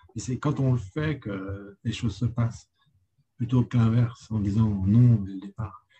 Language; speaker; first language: French; native; French